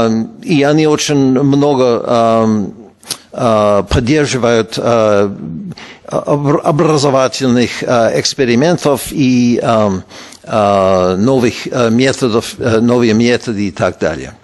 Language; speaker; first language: Russian; non-native, fluent; English